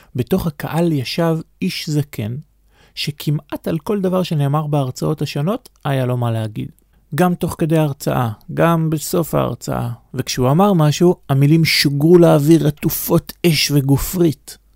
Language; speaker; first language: Hebrew; native; Hebrew